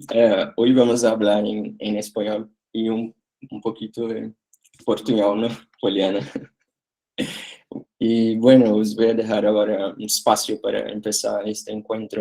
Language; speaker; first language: Spanish; non-native, fluent; Portuguese